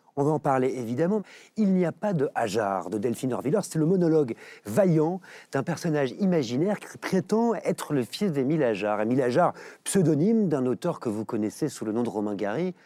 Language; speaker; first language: French; native; French